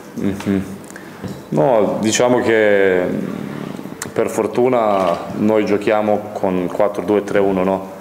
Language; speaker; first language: Italian; non-native, fluent; Serbian